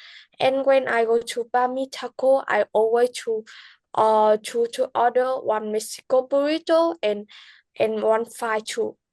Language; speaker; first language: English; non-native, learner; Vietnamese